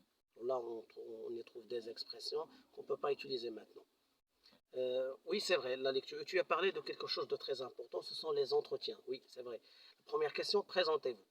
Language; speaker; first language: French; non-native, local second language; Arabic